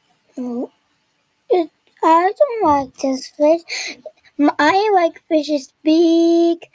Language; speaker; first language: English; non-native, learner; Korean